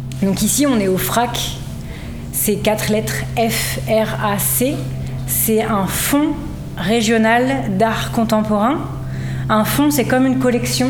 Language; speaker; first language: French; native; French